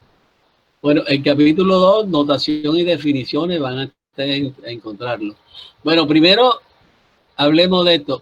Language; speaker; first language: Spanish; native; Spanish